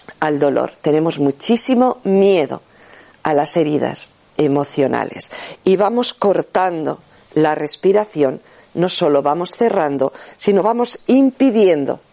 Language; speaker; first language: Spanish; native; Spanish